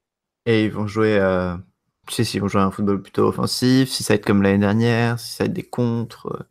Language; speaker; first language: French; native; French